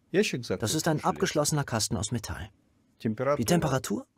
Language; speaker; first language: German; non-native, fluent; Russian